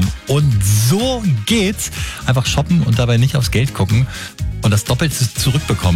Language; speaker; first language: German; native; German